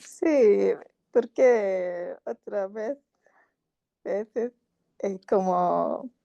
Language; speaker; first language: Spanish; non-native, learner; English